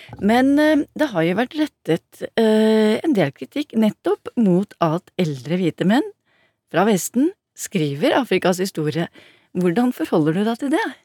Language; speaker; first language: Norwegian; native; Norwegian